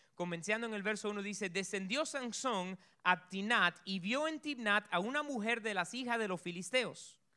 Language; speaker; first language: Spanish; early bilingual, heritage; Spanish